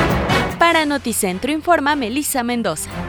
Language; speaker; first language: Spanish; native; Spanish